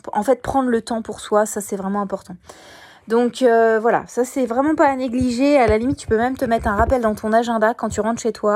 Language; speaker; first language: French; native; French